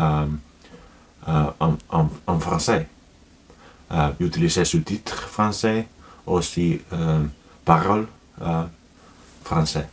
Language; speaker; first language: French; non-native, learner; Finnish